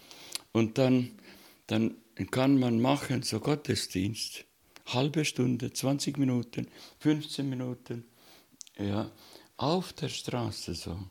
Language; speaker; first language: German; non-native, fluent; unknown